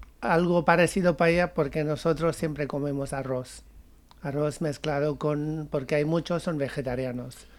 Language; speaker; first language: Spanish; non-native, fluent; Tamil